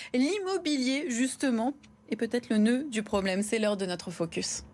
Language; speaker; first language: French; native; French